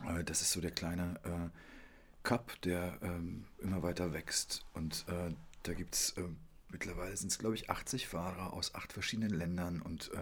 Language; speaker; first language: German; early bilingual, other home language; Polish